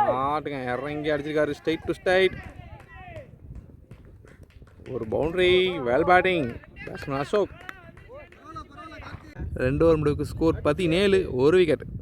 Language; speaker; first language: Tamil; native; Tamil